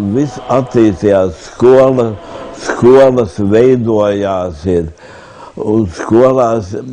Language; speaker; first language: Latvian; native; Latvian